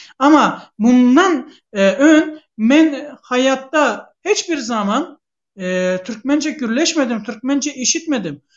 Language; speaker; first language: Turkish; native; Turkish